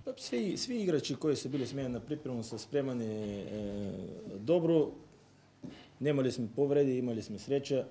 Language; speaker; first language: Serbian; non-native, learner; Bulgarian